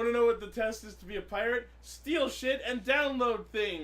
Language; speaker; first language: English; native; English